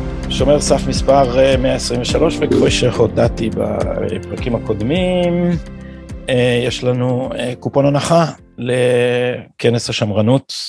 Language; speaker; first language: Hebrew; native; Hebrew